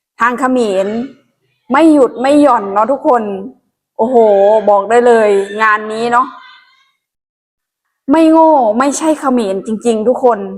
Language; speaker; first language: Thai; non-native, local second language; Northeastern Thai